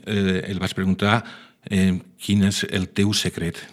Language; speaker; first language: Catalan; non-native, local second language; Spanish